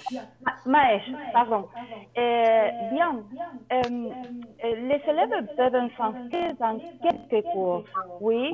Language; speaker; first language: French; non-native, learner; Spanish